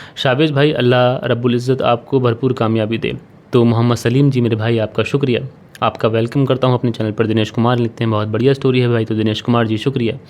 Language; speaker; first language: Hindi; native; Hindi